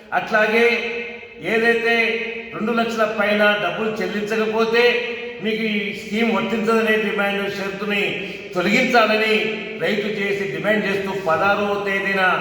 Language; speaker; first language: Telugu; native; Telugu